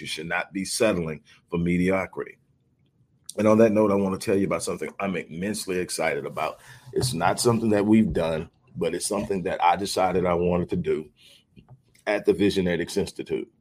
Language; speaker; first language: English; native; English